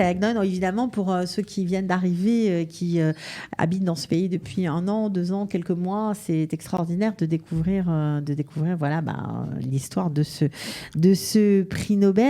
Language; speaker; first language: French; native; French